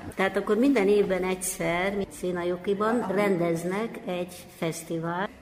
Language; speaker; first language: Hungarian; native; Hungarian